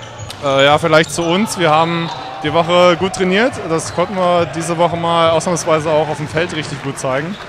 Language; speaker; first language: German; native; German